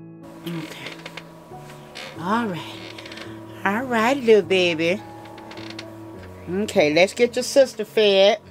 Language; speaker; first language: English; native; English